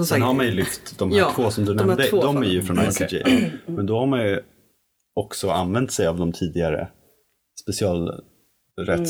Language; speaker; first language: Swedish; native; Swedish